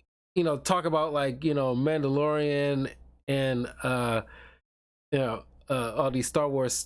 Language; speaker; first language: English; native; English